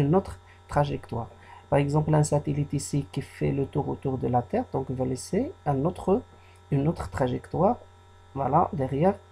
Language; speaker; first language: French; non-native, local second language; Arabic